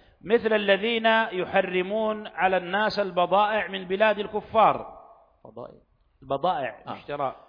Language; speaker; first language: Arabic; native; Arabic